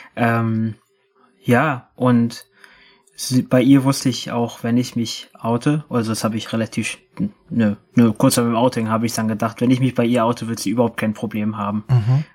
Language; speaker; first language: German; native; German